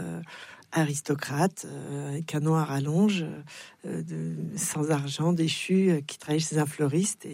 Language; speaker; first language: French; native; French